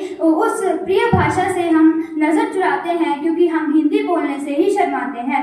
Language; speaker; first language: Hindi; native; Hindi